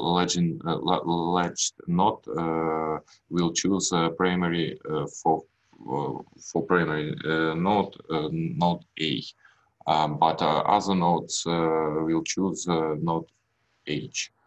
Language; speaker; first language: English; non-native, learner; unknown